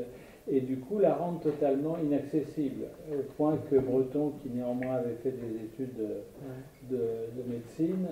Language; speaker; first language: French; native; French